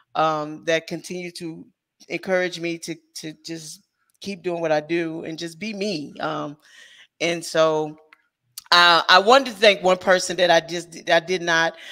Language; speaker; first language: English; native; English